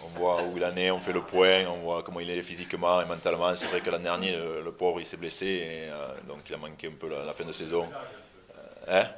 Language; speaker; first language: French; native; French